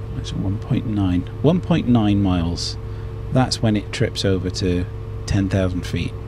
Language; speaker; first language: English; native; English